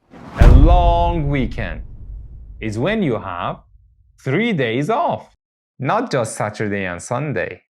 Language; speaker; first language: English; non-native, fluent; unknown